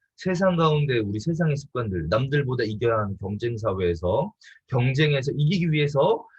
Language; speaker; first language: Korean; native; Korean